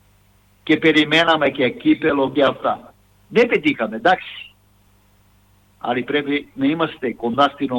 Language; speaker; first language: Greek; non-native, fluent; Serbian